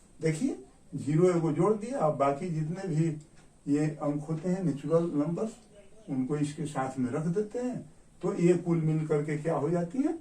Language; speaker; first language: Hindi; native; Hindi